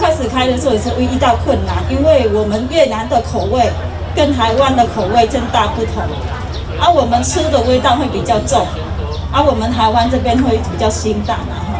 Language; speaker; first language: Chinese; non-native, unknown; Vietnamese